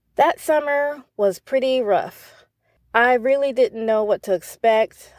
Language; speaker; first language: English; native; English